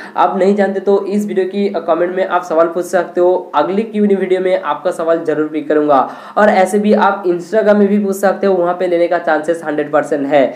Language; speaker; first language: Hindi; non-native, local second language; Bangla